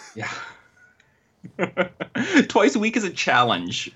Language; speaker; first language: English; native; English